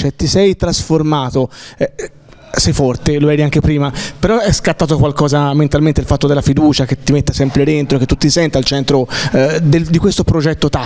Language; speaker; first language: Italian; native; Italian